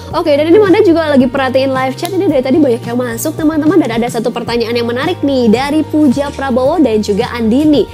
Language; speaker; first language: Indonesian; native; Indonesian